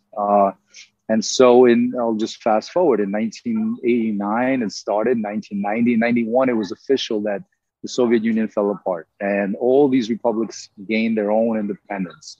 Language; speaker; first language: English; non-native, fluent; Russian